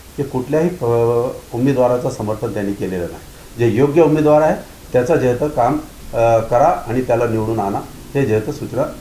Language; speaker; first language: Marathi; non-native, local second language; Urdu